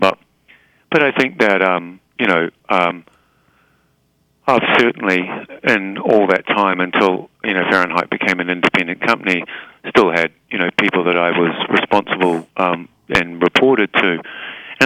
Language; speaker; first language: English; native; English